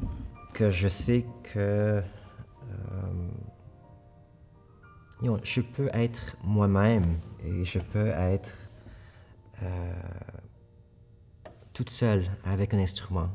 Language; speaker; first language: French; early bilingual, other home language; Korean